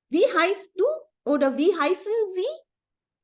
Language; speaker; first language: German; non-native, fluent; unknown